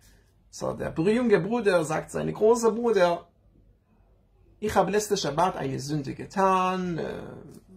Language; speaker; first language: German; non-native, learner; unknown